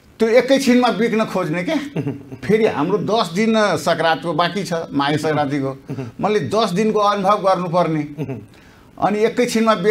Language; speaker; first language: Nepali; non-native, local second language; Maithili